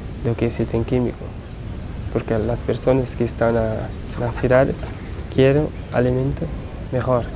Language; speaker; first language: Spanish; non-native, learner; Portuguese